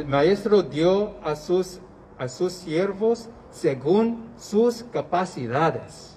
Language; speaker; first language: Spanish; non-native, learner; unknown